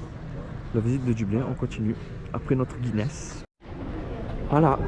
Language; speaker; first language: French; native; French